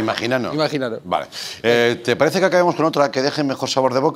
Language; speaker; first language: Spanish; non-native, local second language; Catalan